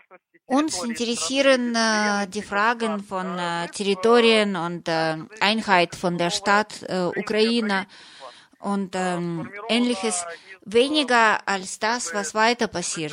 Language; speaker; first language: German; non-native, fluent; Russian